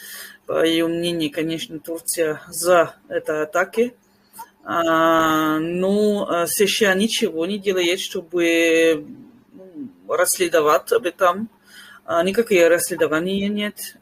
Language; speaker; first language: Russian; non-native, fluent; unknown